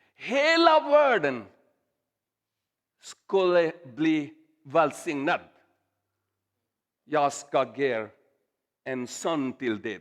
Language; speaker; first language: Swedish; non-native, learner; Urdu